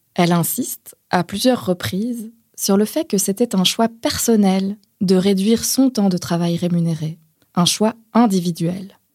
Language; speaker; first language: French; native; French